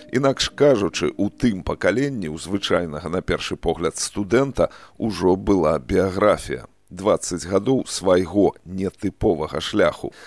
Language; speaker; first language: Belarusian; native; Belarusian